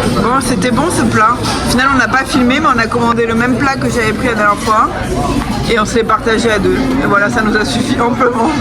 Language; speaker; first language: French; native; French